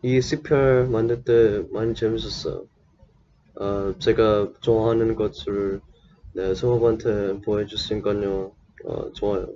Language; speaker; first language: Korean; non-native, learner; English